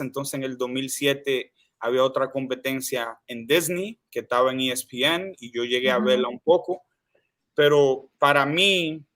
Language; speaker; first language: Spanish; early bilingual, heritage; Spanish